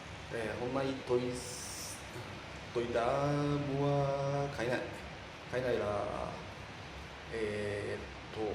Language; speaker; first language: Vietnamese; non-native, learner; Japanese